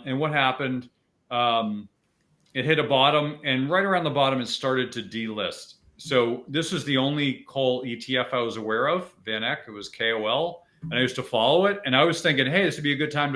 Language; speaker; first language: English; native; English